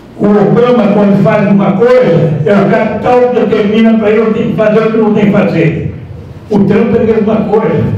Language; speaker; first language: Portuguese; native; Portuguese